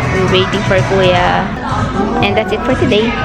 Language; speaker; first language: English; non-native, local second language; Filipino